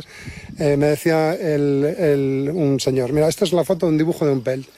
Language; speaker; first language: Spanish; native; Spanish